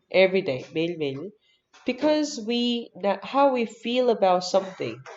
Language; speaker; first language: English; non-native, fluent; Korean